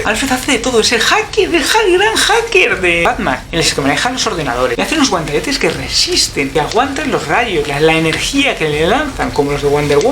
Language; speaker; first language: Spanish; native; Spanish